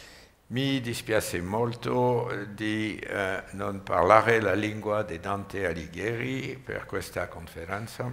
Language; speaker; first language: Italian; non-native, learner; French